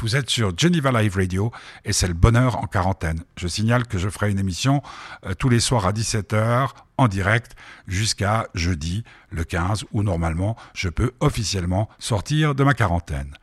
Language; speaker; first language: French; native; French